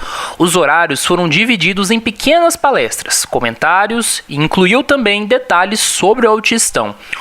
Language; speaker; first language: Portuguese; native; Portuguese